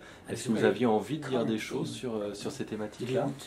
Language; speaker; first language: French; native; French